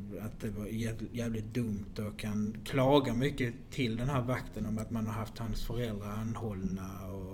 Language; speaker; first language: Swedish; native; Swedish